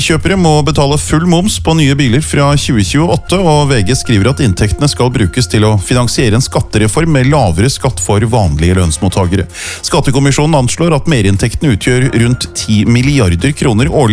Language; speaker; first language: Norwegian; native; Norwegian